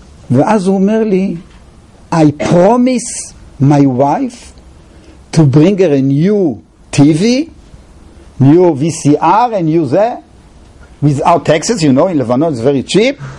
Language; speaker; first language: English; non-native, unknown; Hebrew